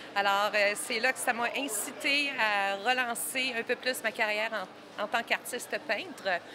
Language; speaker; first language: French; native; French